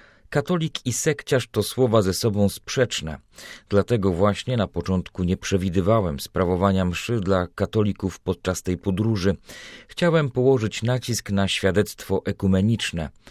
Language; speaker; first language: Polish; native; Polish